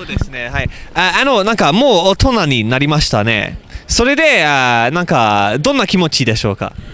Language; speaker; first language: Japanese; non-native, learner; English